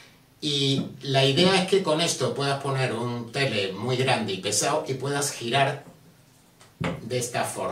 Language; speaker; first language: Spanish; native; Spanish